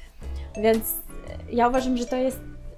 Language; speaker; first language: Polish; non-native, fluent; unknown